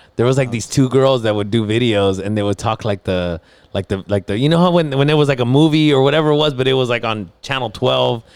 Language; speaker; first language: English; early bilingual, other home language; Spanish